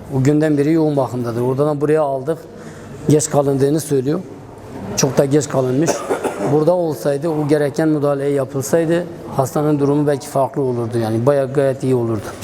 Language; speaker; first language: Turkish; non-native, local second language; Kurdish